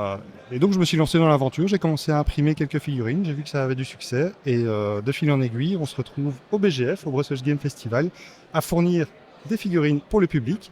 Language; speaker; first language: French; native; French